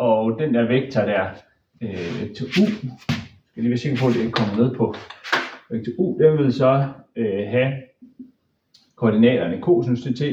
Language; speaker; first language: Danish; native; Danish